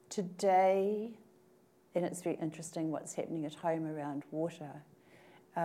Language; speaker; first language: English; native; English